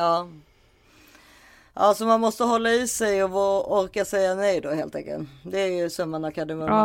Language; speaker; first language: Swedish; native; Swedish